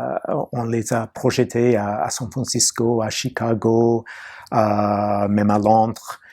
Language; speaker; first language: French; non-native, fluent; English